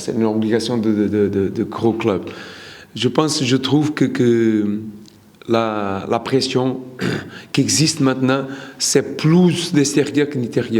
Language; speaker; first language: French; non-native, learner; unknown